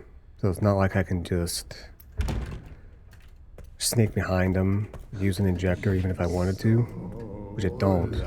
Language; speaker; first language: English; native; English